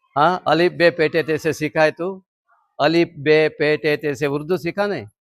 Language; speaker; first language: Hindi; non-native, local second language; Kannada